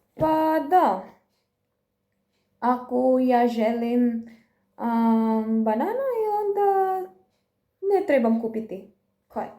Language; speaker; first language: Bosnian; non-native, learner; Filipino